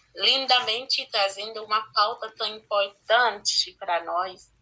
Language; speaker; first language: Portuguese; non-native, fluent; Haitian Creole